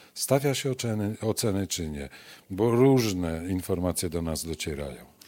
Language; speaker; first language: Polish; native; Polish